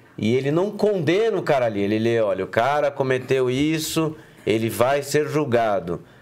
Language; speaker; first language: Portuguese; native; Portuguese